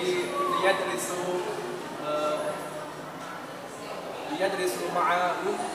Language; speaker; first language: Arabic; non-native, learner; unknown